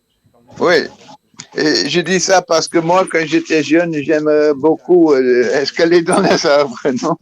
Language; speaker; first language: French; non-native, fluent; Dutch